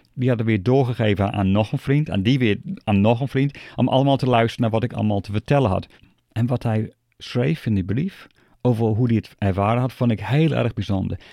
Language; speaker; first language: Dutch; non-native, fluent; English